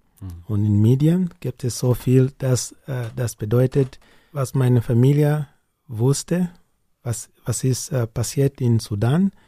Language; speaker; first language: German; non-native, learner; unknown